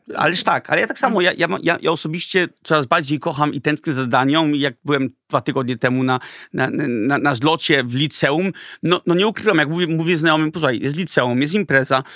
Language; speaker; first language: Polish; early bilingual, heritage; Polish